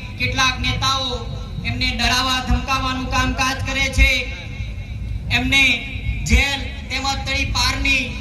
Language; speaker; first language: Gujarati; non-native, local second language; Rathawi